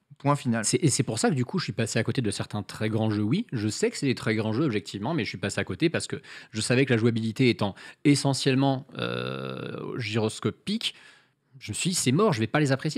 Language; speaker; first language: French; native; French